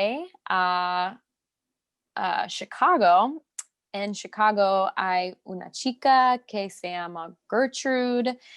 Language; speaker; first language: Spanish; non-native, learner; English